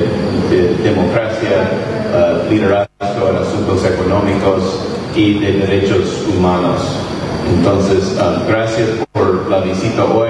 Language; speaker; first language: Spanish; non-native, fluent; English